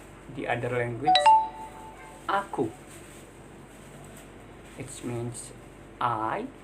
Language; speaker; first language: English; non-native, learner; Indonesian